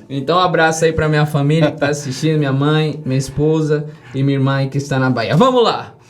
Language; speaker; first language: Portuguese; early bilingual, other home language; Spanish